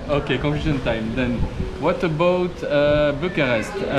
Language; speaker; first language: English; non-native, learner; French